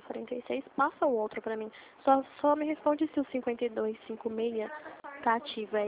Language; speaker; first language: Portuguese; native; Portuguese